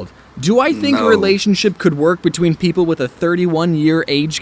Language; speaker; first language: English; native; English